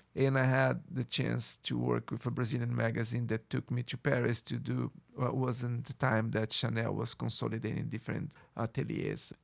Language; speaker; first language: English; non-native, fluent; Portuguese